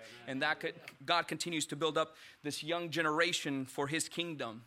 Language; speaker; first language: English; early bilingual, other home language; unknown